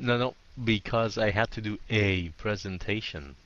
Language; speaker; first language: English; early bilingual, heritage; Vietnamese